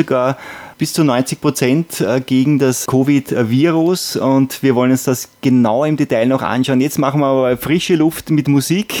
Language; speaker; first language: German; native; German